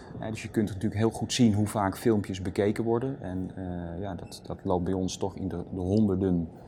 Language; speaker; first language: Dutch; native; Dutch